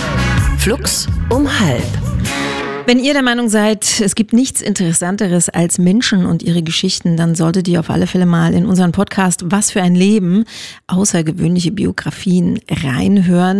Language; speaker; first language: German; native; German